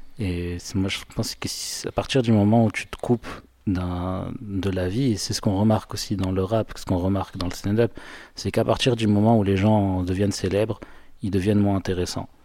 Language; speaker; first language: French; non-native, local second language; Arabic